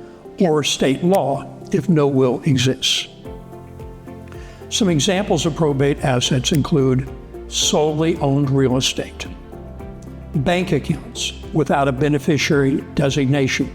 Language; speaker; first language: English; native; English